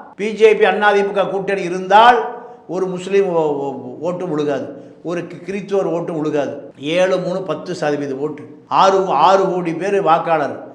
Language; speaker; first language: Tamil; native; Tamil